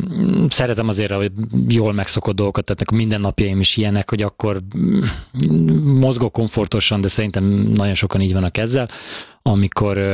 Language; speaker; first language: Hungarian; native; Hungarian